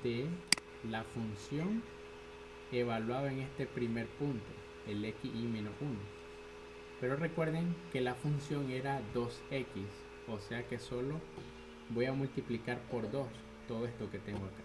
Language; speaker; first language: Spanish; native; Spanish